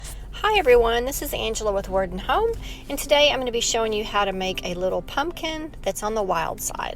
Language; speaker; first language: English; native; English